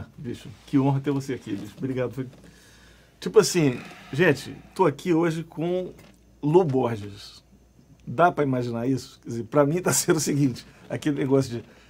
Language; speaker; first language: Portuguese; native; Portuguese